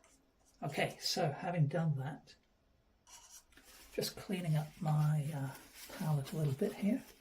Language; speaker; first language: English; native; English